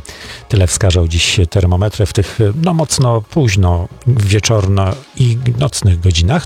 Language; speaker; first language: Polish; native; Polish